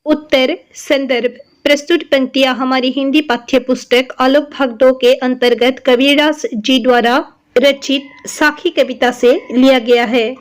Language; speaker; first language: Hindi; non-native, local second language; Assamese